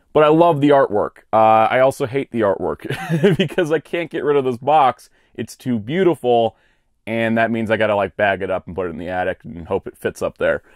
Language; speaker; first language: English; native; English